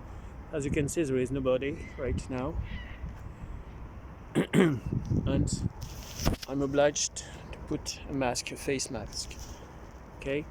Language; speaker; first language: English; non-native, learner; French